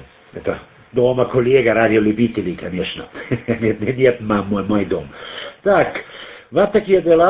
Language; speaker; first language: Russian; non-native, learner; German